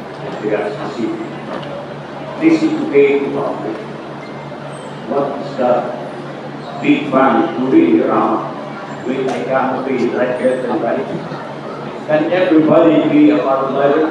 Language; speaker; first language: English; non-native, local second language; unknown